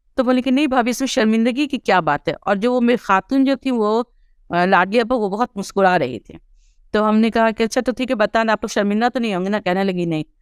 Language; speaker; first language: Urdu; early bilingual, heritage; Urdu